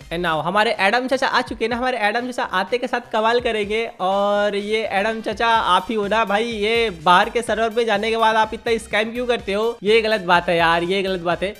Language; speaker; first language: Hindi; native; Hindi